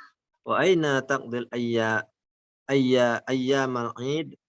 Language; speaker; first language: Arabic; non-native, learner; Indonesian